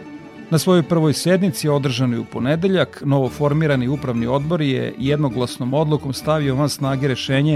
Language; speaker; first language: Serbian; native; Serbian